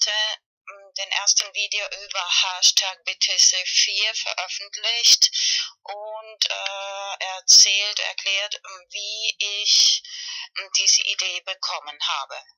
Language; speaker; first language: German; non-native, fluent; Spanish